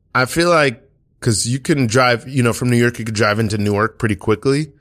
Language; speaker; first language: English; early bilingual, other home language; Haitian Creole